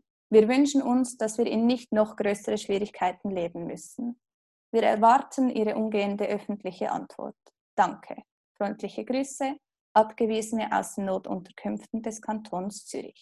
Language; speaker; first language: German; native; German